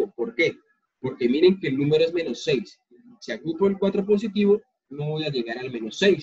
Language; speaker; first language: Spanish; native; Spanish